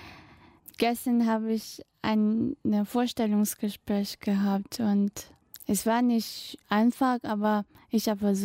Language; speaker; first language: German; non-native, fluent; Tibetan